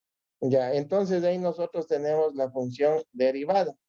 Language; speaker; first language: Spanish; native; Spanish